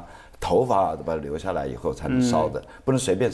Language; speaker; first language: Chinese; native; Chinese